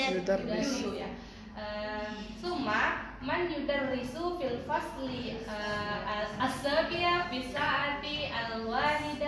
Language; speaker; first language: Arabic; non-native, learner; Indonesian